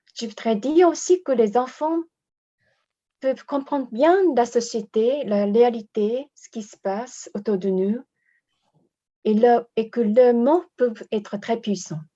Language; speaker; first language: French; non-native, fluent; Japanese